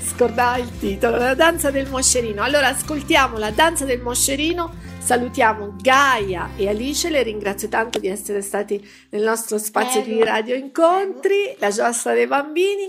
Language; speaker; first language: Italian; native; Italian